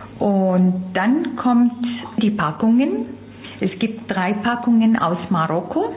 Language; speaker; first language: German; non-native, fluent; Arabic